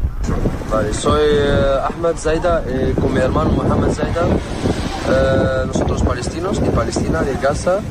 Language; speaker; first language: Spanish; non-native, learner; Arabic